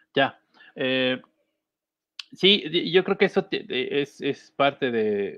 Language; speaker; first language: Spanish; native; Spanish